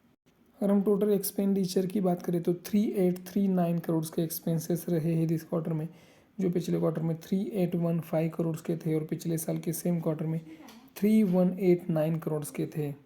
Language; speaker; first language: Hindi; non-native, local second language; Marathi